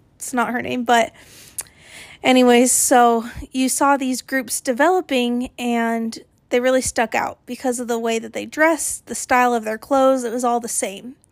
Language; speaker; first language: English; native; English